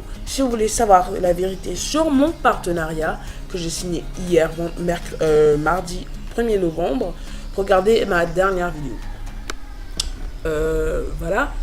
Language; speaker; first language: French; native; French